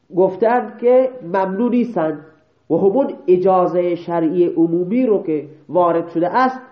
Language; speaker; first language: Persian; non-native, local second language; Baluchi